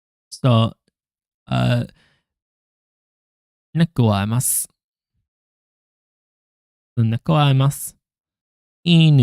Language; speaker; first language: Japanese; non-native, learner; English